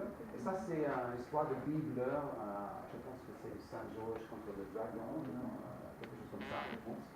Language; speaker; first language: French; non-native, fluent; English